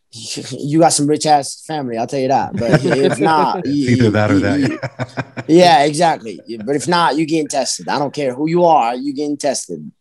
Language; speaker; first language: English; early bilingual, other home language; Arabic